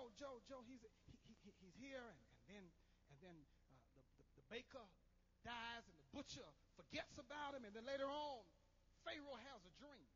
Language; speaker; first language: English; native; English